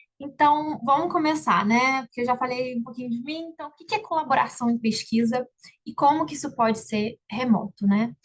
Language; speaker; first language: Portuguese; native; Portuguese